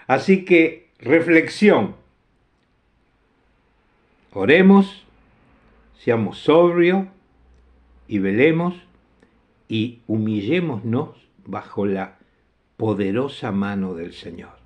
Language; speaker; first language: Spanish; non-native, fluent; Italian